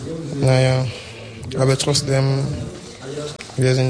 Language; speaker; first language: German; non-native, learner; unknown